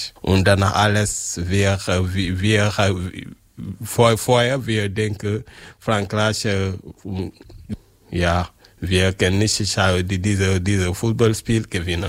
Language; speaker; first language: German; non-native, learner; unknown